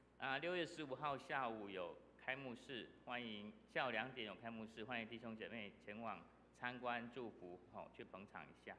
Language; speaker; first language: Chinese; native; Chinese